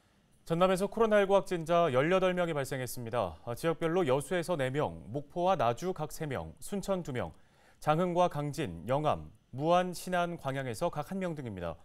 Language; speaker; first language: Korean; native; Korean